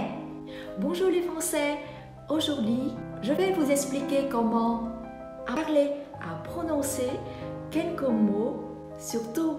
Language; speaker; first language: French; non-native, fluent; Vietnamese